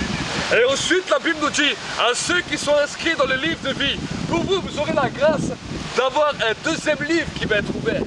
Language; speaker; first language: French; native; French